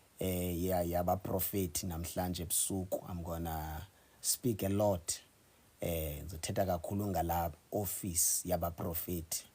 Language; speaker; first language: Zulu; non-native, local second language; Xhosa